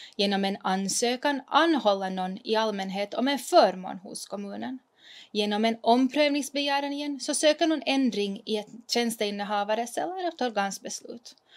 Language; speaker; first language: Swedish; native; Swedish